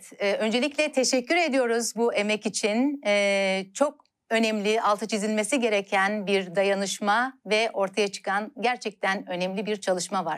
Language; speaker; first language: Turkish; native; Turkish